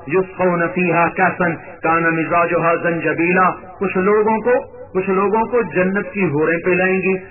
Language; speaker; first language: Urdu; non-native, local second language; Punjabi